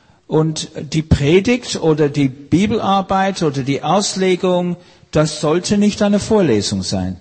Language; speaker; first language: German; non-native, fluent; English